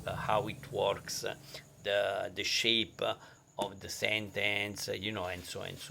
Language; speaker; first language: English; non-native, fluent; Italian